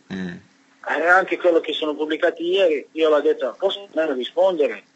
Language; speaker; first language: Italian; non-native, learner; Serbian